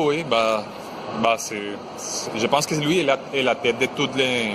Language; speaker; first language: French; non-native, fluent; Spanish